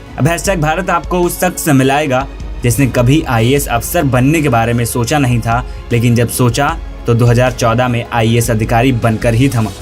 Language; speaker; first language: Hindi; native; Hindi